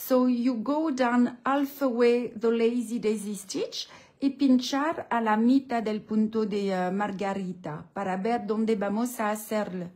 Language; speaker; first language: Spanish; non-native, learner; French